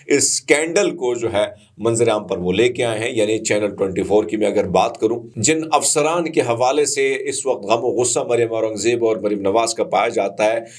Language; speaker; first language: Urdu; non-native, local second language; Punjabi